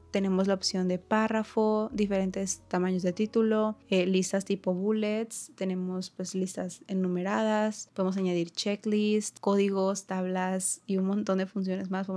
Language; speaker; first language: Spanish; native; Spanish